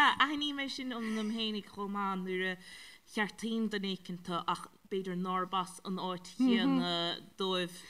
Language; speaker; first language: Irish; native; Irish